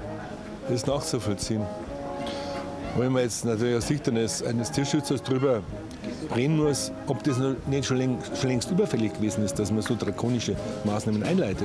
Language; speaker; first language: German; native; German